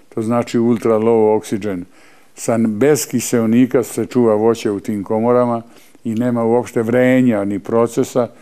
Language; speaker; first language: Serbian; native; Serbian